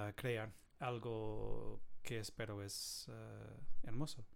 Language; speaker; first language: Spanish; non-native, learner; English